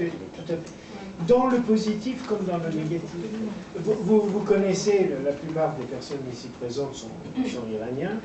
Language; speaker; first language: French; non-native, fluent; Persian